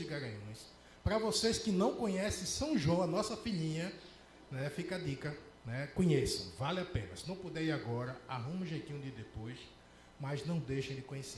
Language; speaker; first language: Portuguese; native; Portuguese